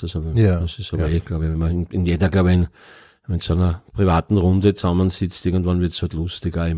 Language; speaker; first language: German; native; German